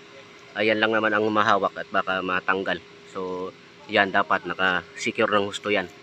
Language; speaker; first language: Filipino; native; Filipino